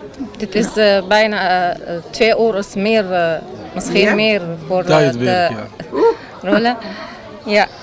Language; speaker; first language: Dutch; non-native, learner; Arabic